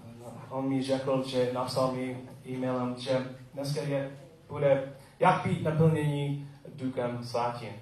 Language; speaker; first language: Czech; non-native, learner; English